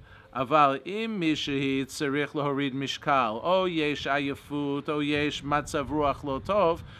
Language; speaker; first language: Hebrew; non-native, fluent; English